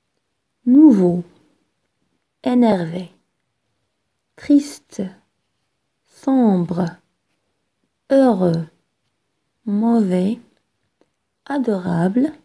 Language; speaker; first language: French; non-native, local second language; Arabic